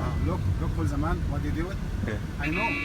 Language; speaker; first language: English; non-native, learner; Arabic